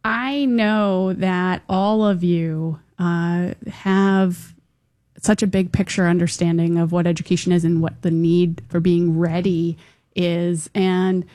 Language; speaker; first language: English; native; English